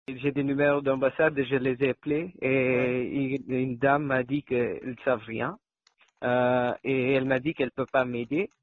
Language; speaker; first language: French; non-native, learner; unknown